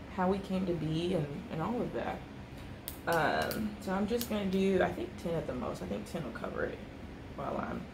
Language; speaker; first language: English; native; English